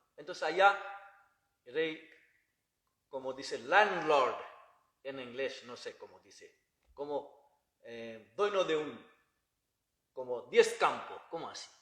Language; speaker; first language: Spanish; non-native, learner; Bangla